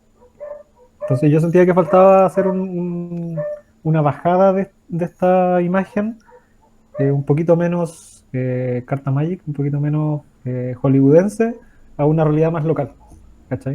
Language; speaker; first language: Spanish; native; Spanish